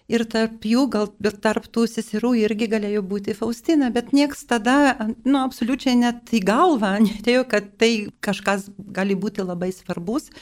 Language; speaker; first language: Lithuanian; non-native, local second language; Polish